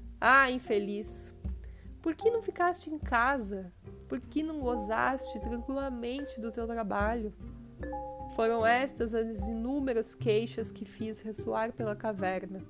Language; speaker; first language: Portuguese; native; Portuguese